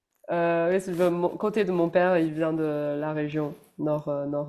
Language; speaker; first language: French; non-native, fluent; Chinese